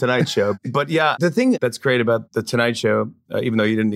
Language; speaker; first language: English; native; English